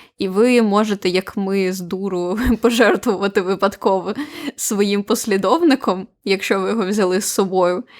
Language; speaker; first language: Ukrainian; native; Ukrainian